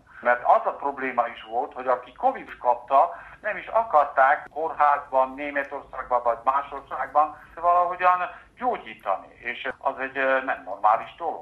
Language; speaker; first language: Hungarian; non-native, fluent; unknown